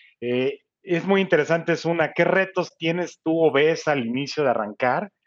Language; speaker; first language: Spanish; native; Spanish